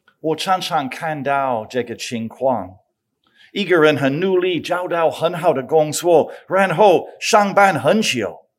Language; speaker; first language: Chinese; non-native, fluent; English